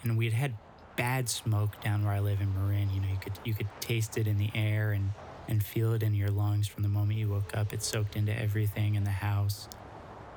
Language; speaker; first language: English; native; English